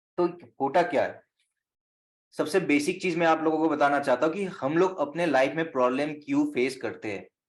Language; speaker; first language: Hindi; non-native, local second language; Assamese